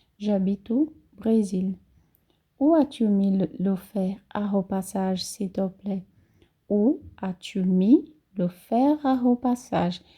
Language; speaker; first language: French; non-native, fluent; Portuguese